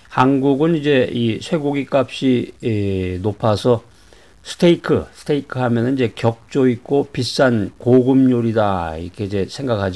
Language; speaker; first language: Korean; native; Korean